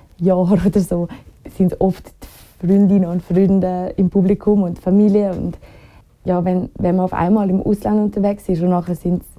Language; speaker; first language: German; native; German